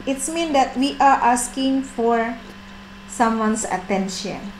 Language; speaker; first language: English; non-native, fluent; Indonesian